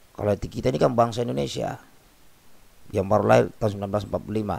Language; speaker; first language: Indonesian; native; Indonesian